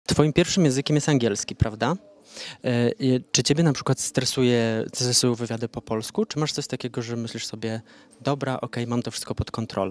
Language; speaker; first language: Polish; native; Polish